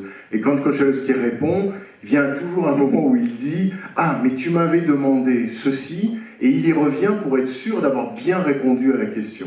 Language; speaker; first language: French; native; French